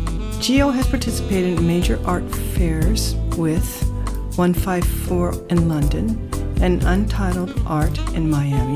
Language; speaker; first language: English; native; English